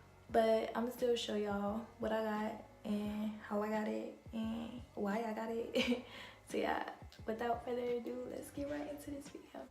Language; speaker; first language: English; native; English